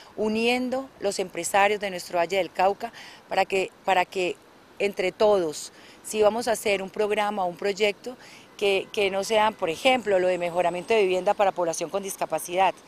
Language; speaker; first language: Spanish; native; Spanish